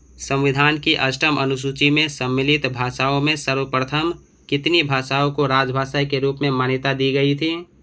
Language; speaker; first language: Hindi; native; Hindi